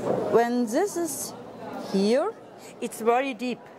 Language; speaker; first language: English; non-native, learner; German